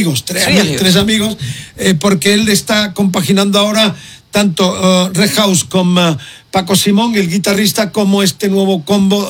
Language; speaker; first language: Spanish; native; Spanish